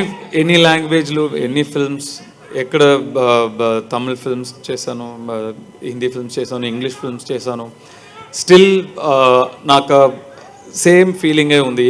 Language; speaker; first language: Telugu; non-native, learner; Tamil